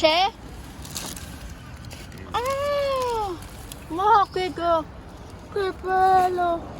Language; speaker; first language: Italian; non-native, learner; Filipino